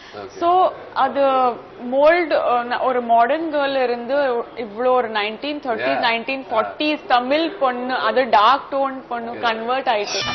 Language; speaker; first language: Tamil; non-native, fluent; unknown